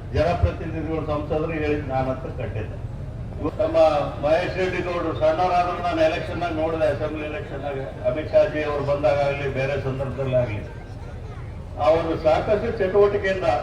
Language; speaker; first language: Kannada; native; Kannada